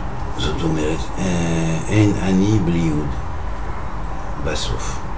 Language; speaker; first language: Hebrew; non-native, fluent; French